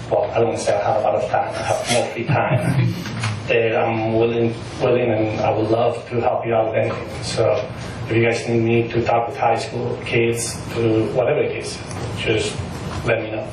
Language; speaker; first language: English; non-native, fluent; Spanish